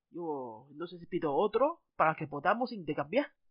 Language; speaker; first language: Spanish; non-native, fluent; Chinese